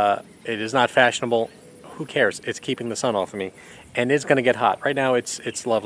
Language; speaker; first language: English; native; English